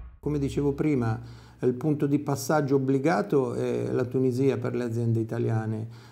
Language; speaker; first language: Italian; native; Italian